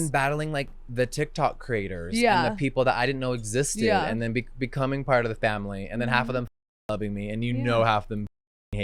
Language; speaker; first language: English; native; English